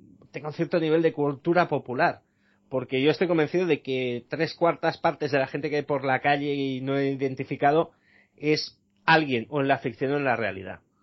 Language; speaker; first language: Spanish; native; Spanish